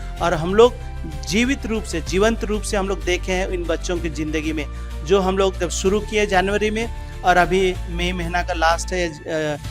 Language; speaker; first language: Hindi; native; Hindi